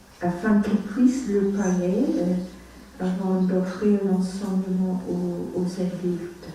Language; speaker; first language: French; non-native, fluent; Vietnamese